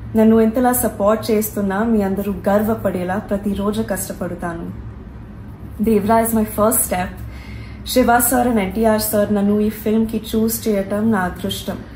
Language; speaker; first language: Telugu; non-native, learner; Hindi